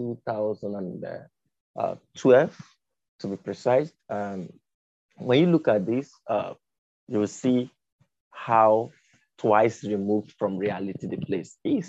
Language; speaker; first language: English; non-native, local second language; Igbo